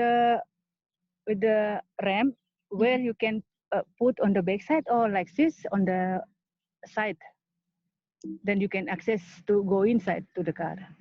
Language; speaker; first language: English; non-native, learner; Indonesian